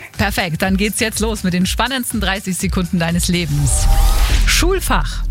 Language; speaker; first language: German; native; German